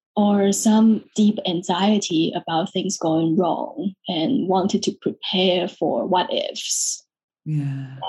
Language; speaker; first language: English; non-native, fluent; Chinese